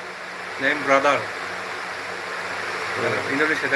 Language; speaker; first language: English; non-native, learner; Bangla